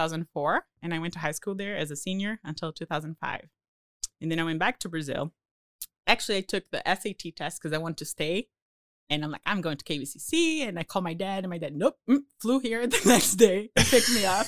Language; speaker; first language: English; non-native, fluent; Portuguese